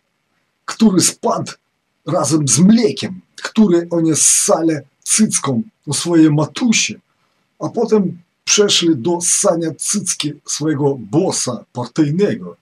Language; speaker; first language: Polish; non-native, fluent; Ukrainian